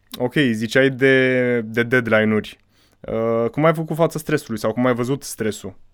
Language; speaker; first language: Romanian; native; Romanian